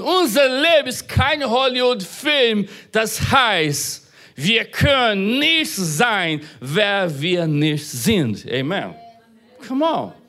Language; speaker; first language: German; non-native, fluent; Portuguese